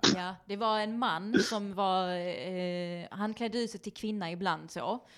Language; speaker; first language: Swedish; native; Swedish